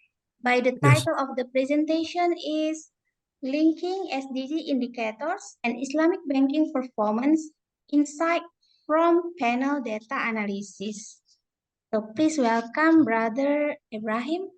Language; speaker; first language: English; non-native, fluent; Indonesian